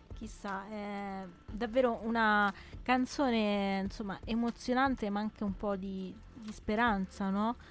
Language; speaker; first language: Italian; native; Italian